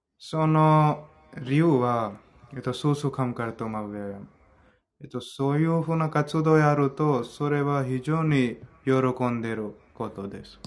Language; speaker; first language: Japanese; non-native, fluent; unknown